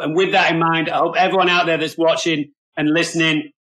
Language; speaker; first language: English; native; English